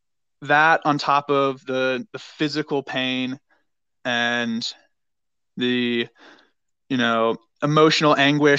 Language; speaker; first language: English; native; English